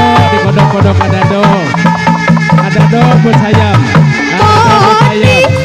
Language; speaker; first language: Indonesian; non-native, local second language; Sundanese